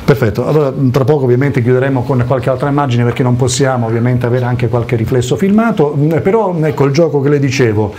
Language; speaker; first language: Italian; native; Italian